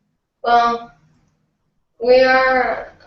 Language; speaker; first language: English; early bilingual, other home language; Spanish